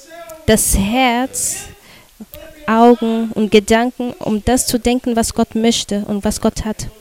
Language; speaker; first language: German; non-native, fluent; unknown